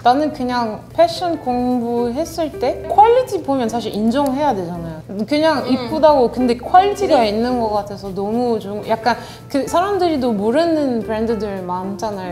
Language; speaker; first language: Korean; non-native, fluent; French